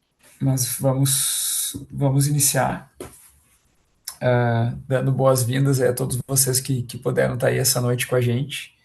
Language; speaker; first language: Portuguese; native; Portuguese